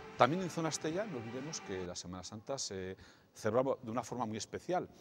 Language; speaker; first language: Spanish; native; Spanish